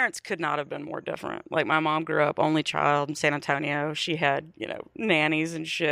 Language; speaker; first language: English; native; English